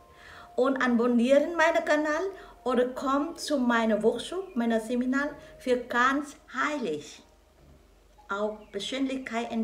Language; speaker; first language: German; non-native, learner; Vietnamese